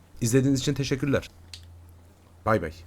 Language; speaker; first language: Turkish; native; Turkish